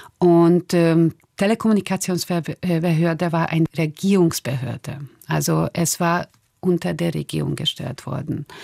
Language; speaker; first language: German; non-native, fluent; Hungarian